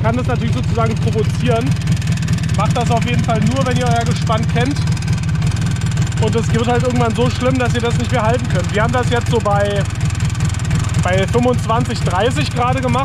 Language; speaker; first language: German; native; German